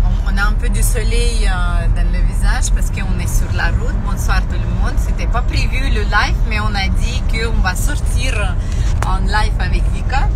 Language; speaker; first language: French; non-native, fluent; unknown